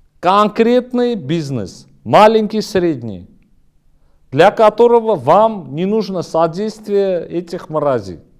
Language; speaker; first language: Russian; non-native, local second language; Armenian